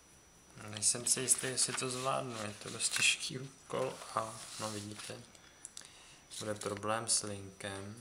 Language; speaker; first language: Czech; native; Czech